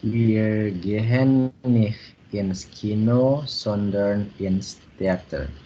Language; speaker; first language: German; non-native, learner; Indonesian